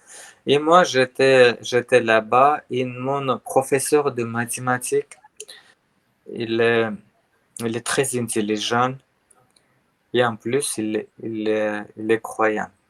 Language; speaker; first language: French; non-native, learner; Armenian